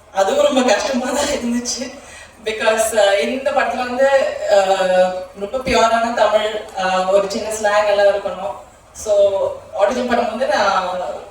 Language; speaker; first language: Tamil; non-native, local second language; Malayalam